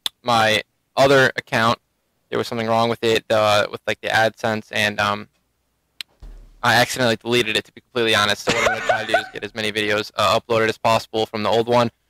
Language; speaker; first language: English; native; English